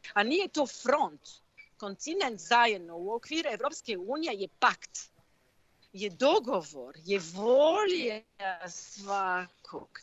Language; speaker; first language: Croatian; non-native, fluent; French